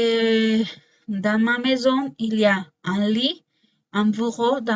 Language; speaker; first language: French; non-native, learner; Spanish